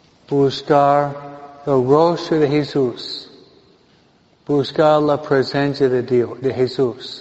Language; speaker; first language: Spanish; non-native, fluent; English